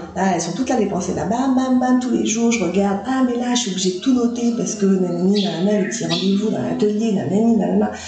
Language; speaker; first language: French; native; French